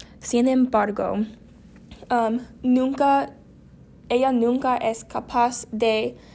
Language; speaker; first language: Spanish; non-native, learner; English